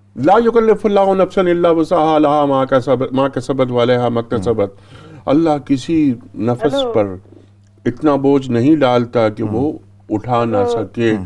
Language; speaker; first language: Urdu; native; Urdu